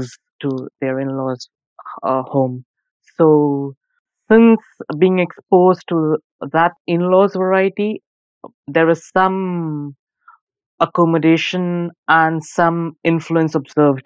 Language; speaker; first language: English; non-native, local second language; Urdu